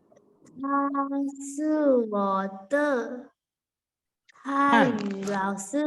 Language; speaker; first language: Chinese; non-native, learner; Lao